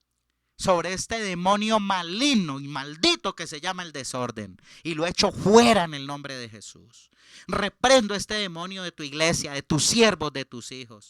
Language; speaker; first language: Spanish; native; Spanish